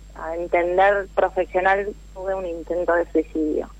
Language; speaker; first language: Spanish; native; Spanish